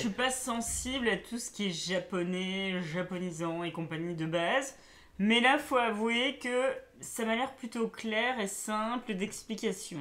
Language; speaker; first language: French; native; French